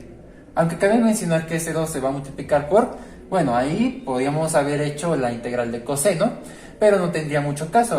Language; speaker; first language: Spanish; native; Spanish